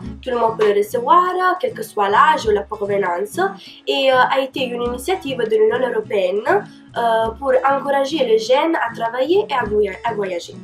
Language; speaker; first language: French; non-native, fluent; Italian